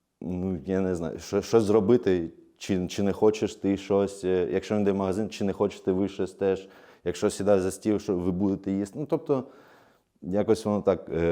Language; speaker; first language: Ukrainian; native; Ukrainian